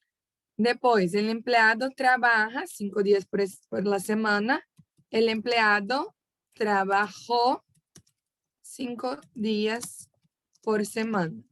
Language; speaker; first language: Spanish; non-native, fluent; Portuguese